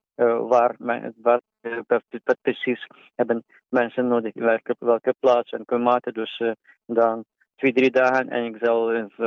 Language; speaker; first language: Dutch; non-native, learner; Ukrainian